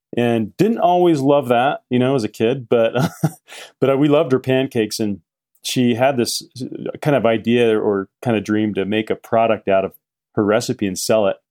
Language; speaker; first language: English; native; English